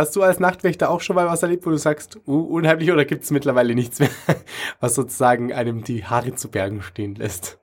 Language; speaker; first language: German; native; German